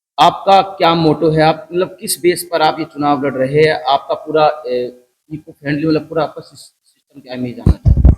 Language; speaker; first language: Hindi; native; Hindi